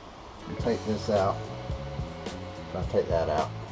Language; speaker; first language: English; native; English